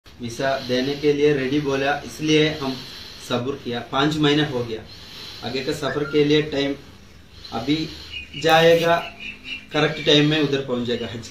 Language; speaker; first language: Hindi; non-native, local second language; Malayalam